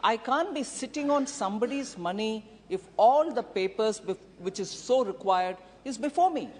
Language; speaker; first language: English; non-native, local second language; Tamil